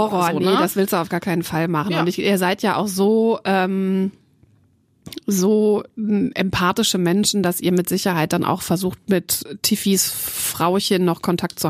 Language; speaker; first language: German; native; German